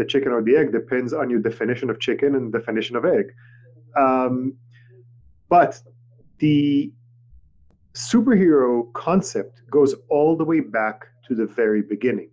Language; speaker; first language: English; non-native, fluent; Hebrew